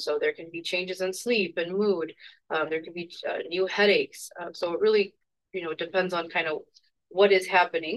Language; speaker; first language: English; native; English